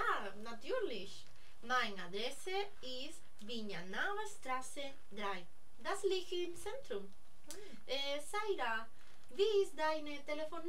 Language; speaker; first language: German; non-native, learner; Spanish